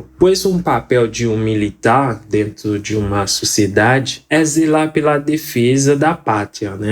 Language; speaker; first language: Portuguese; non-native, fluent; Haitian Creole